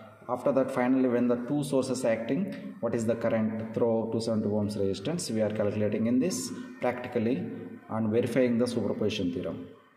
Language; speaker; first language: English; non-native, local second language; Telugu